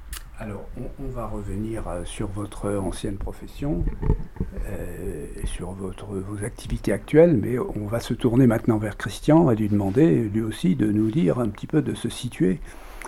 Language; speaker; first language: French; native; French